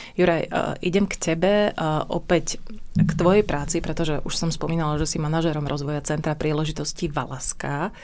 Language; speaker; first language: Slovak; native; Slovak